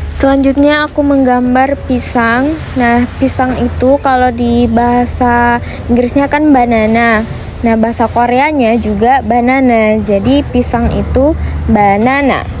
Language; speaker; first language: Indonesian; native; Indonesian